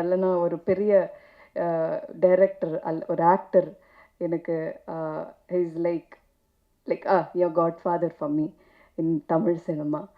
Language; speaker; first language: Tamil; non-native, learner; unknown